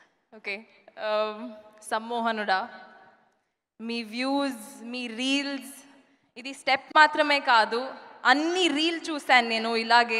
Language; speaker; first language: Telugu; non-native, learner; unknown